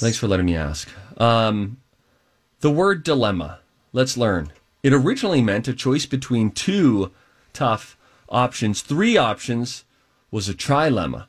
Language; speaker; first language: English; native; English